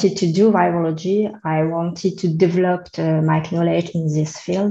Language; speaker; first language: English; non-native, learner; French